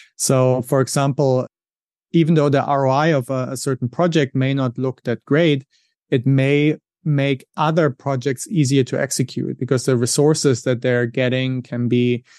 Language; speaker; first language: English; non-native, fluent; German